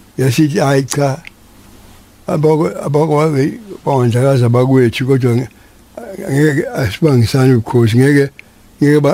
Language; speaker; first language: Zulu; native; Zulu